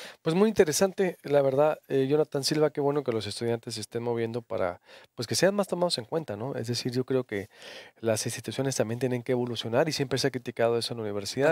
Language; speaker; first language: Spanish; native; Spanish